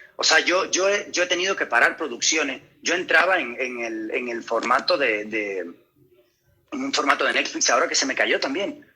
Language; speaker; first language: Spanish; native; Spanish